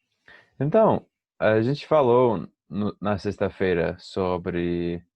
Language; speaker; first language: Portuguese; non-native, fluent; English